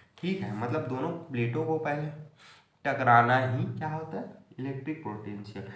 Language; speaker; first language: Hindi; native; Hindi